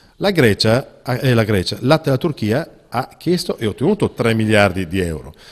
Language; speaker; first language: Italian; native; Italian